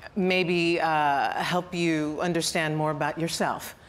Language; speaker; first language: English; native; English